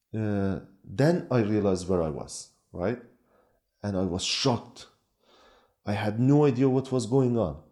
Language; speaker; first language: English; non-native, fluent; Kurdish